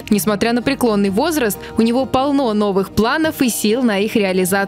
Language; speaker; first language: Russian; native; Russian